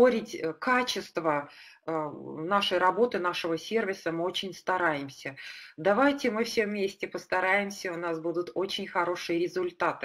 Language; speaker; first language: Russian; native; Russian